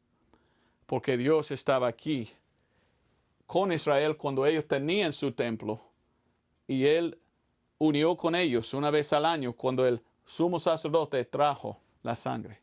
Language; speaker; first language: Spanish; non-native, fluent; English